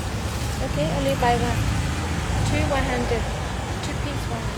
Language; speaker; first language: English; non-native, learner; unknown